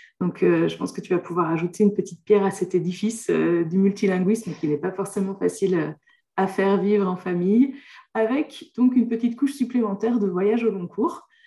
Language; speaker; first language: French; native; French